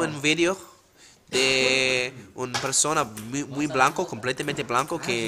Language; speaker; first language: Spanish; non-native, learner; English